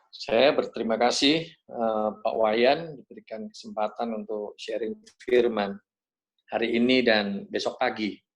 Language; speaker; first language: Indonesian; native; Indonesian